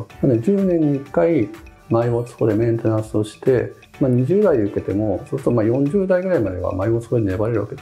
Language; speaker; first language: Japanese; native; Japanese